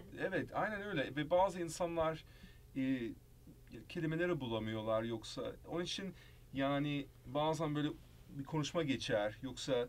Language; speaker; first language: Turkish; early bilingual, heritage; Turkish